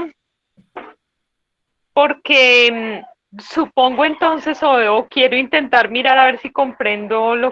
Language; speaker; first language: Spanish; native; Spanish